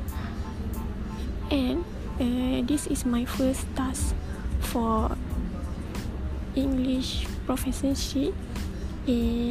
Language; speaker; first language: English; non-native, local second language; Malay